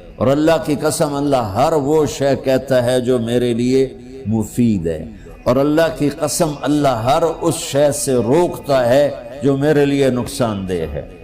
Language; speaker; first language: Urdu; non-native, local second language; Punjabi